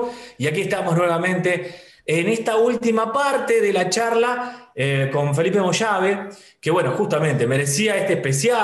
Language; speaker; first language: Spanish; native; Spanish